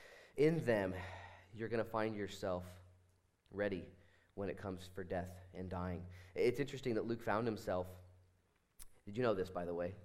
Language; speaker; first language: English; native; English